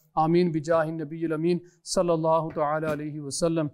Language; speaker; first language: Urdu; early bilingual, other home language; Punjabi